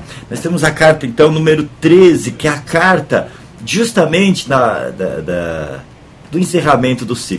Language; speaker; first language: Portuguese; native; Portuguese